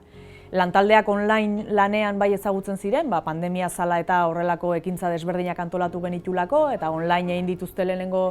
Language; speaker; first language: Basque; native; Basque